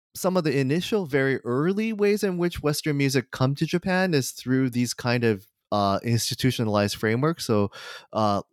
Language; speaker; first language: English; non-native, fluent; Japanese